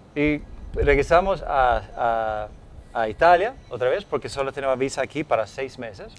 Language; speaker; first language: Spanish; non-native, fluent; Swedish